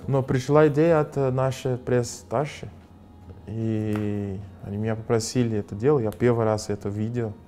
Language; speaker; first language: Russian; non-native, fluent; Portuguese